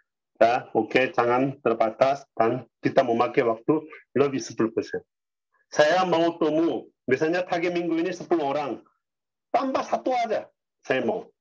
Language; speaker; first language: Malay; non-native, learner; Korean